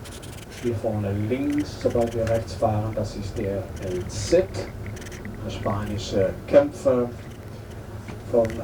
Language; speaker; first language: German; non-native, fluent; English